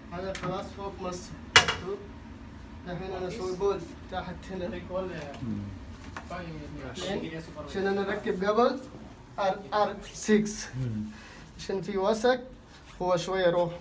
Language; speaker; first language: Arabic; non-native, learner; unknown